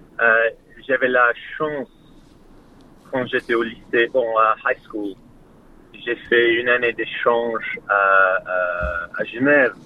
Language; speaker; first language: French; non-native, fluent; English